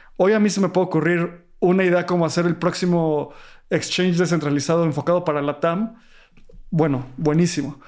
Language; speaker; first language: Spanish; native; Spanish